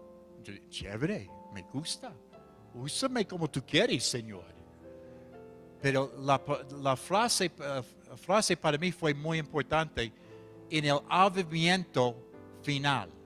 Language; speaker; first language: Spanish; non-native, fluent; English